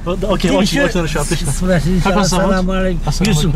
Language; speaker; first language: Russian; non-native, learner; Turkish